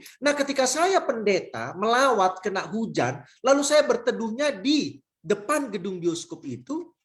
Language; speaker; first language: Indonesian; native; Indonesian